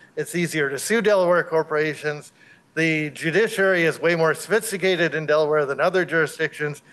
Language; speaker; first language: English; native; English